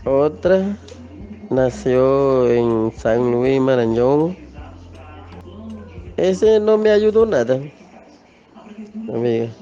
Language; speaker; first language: Spanish; non-native, local second language; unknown